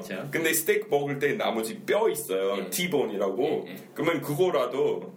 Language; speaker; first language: Korean; non-native, fluent; English